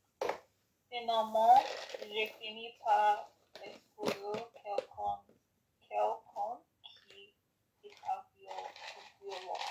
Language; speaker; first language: French; non-native, learner; English